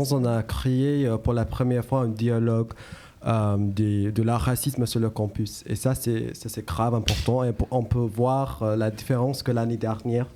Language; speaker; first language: French; non-native, learner; English